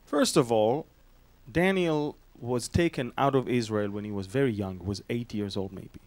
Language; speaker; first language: English; non-native, fluent; Hebrew